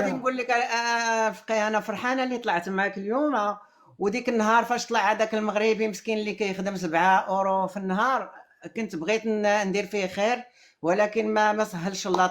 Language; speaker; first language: Arabic; native; Arabic